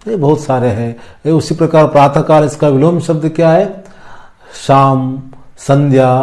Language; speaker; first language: Hindi; non-native, local second language; Kannada